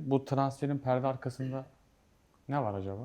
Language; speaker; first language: Turkish; native; Turkish